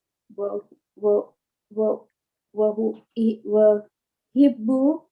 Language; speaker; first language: Arabic; non-native, learner; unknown